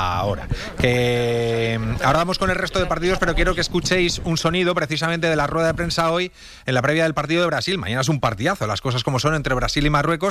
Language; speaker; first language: Spanish; native; Spanish